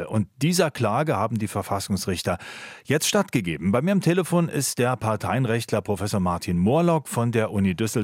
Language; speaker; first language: German; native; German